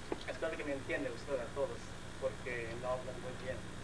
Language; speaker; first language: Spanish; non-native, learner; Chinese